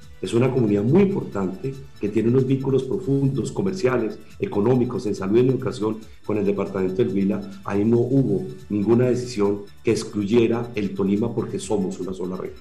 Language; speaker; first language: Spanish; native; Spanish